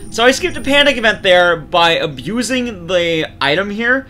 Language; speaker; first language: English; native; English